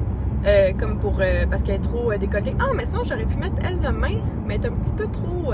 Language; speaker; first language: French; native; French